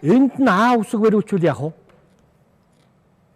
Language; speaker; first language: Mongolian; native; Mongolian